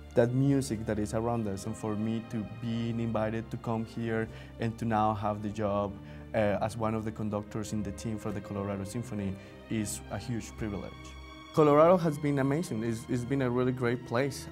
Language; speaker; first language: English; non-native, fluent; Spanish